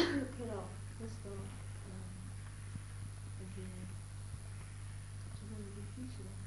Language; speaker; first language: Italian; early bilingual, heritage; Italian